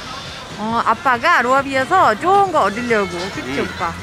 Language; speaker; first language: Korean; non-native, learner; German